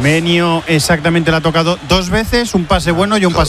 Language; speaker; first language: Spanish; native; Spanish